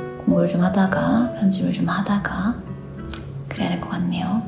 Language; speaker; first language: Korean; native; Korean